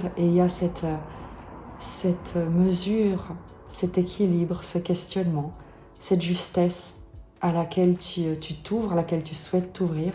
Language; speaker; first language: French; native; French